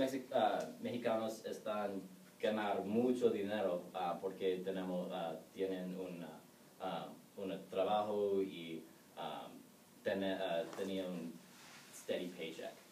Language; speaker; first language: Spanish; non-native, learner; English